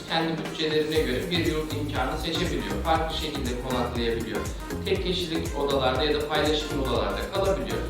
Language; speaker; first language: Turkish; native; Turkish